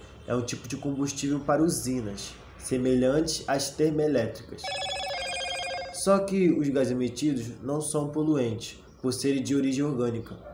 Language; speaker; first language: Portuguese; native; Portuguese